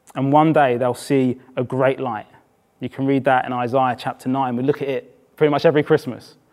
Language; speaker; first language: English; native; English